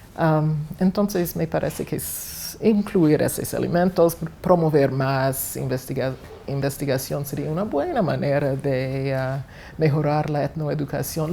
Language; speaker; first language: Spanish; non-native, fluent; English